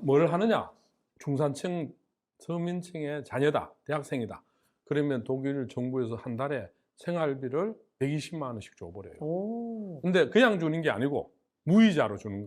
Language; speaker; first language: Korean; native; Korean